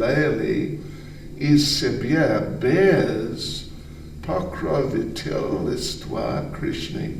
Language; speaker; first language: Russian; non-native, learner; English